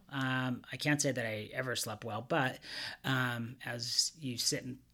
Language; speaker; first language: English; native; English